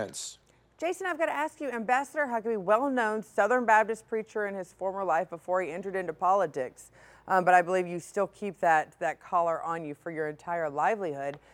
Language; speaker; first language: English; native; English